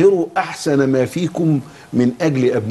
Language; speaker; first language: Arabic; native; Arabic